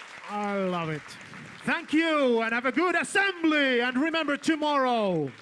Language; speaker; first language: English; non-native, fluent; Finnish